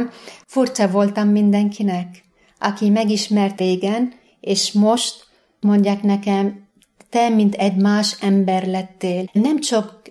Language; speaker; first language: Hungarian; non-native, fluent; Arabic